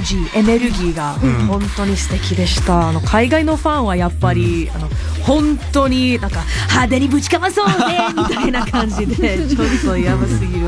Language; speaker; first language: Japanese; non-native, learner; English